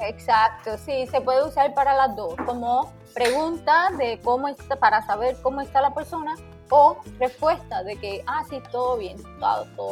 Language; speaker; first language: Spanish; native; Spanish